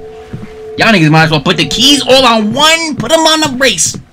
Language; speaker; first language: English; native; English